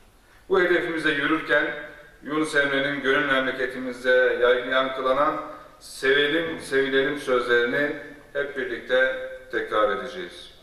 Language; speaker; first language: Turkish; native; Turkish